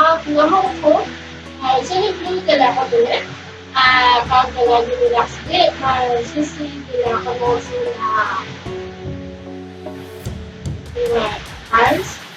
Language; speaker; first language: French; non-native, learner; Spanish